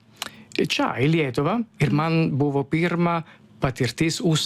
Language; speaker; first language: Lithuanian; non-native, learner; Italian